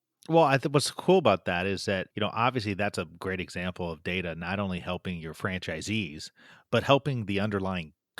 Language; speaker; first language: English; native; English